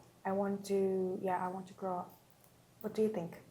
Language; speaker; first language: English; non-native, local second language; Indonesian